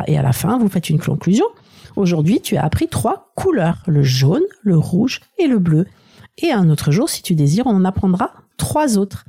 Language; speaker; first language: French; native; French